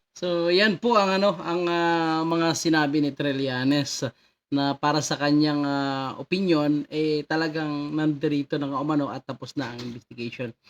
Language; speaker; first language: Filipino; native; Filipino